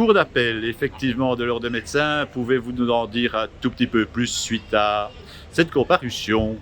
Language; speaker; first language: French; native; French